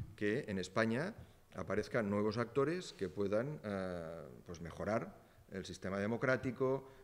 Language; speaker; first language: Spanish; native; Spanish